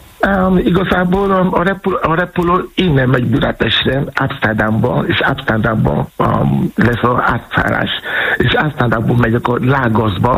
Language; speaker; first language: Hungarian; non-native, learner; Yoruba